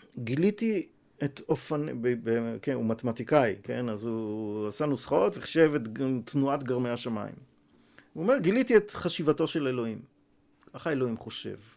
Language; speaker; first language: Hebrew; native; Hebrew